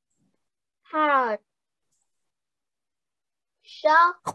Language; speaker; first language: English; non-native, learner; Vietnamese